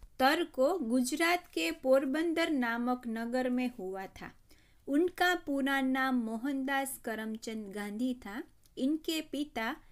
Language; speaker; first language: Hindi; non-native, local second language; Gujarati